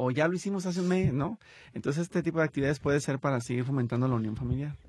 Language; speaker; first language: Spanish; native; Spanish